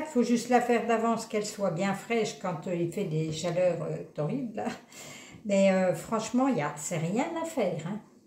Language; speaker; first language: French; native; French